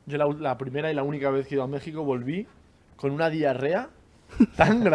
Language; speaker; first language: Spanish; native; Spanish